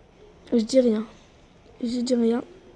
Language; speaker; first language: French; non-native, local second language; Arabic